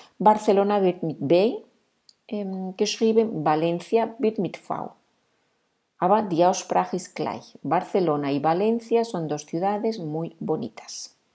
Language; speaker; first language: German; non-native, fluent; Spanish